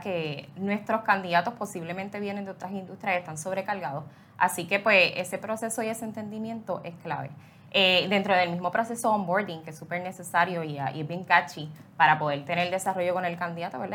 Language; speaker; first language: Spanish; native; Spanish